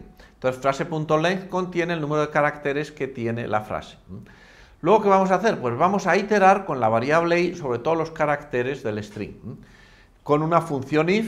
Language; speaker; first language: Spanish; native; Spanish